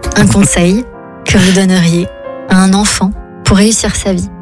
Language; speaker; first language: French; native; French